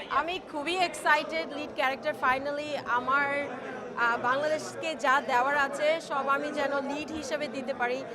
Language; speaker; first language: Bangla; early bilingual, heritage; Bangla